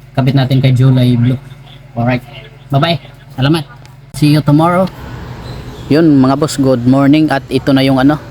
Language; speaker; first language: Filipino; native; Filipino